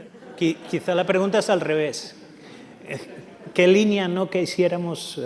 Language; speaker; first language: Spanish; native; Spanish